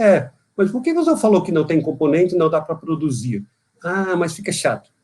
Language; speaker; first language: Portuguese; non-native, fluent; Dutch